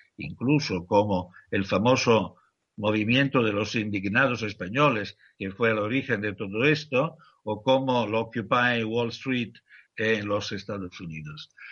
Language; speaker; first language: Spanish; non-native, fluent; Italian